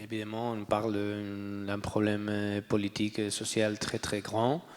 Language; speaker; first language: French; non-native, learner; Spanish